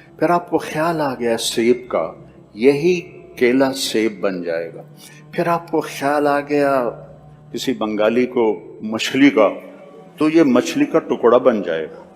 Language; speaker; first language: Urdu; non-native, local second language; Punjabi